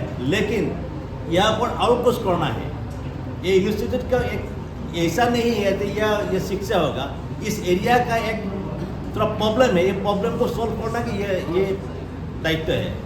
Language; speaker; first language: Hindi; non-native, local second language; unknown